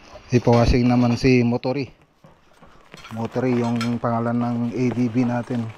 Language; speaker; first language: Filipino; native; Filipino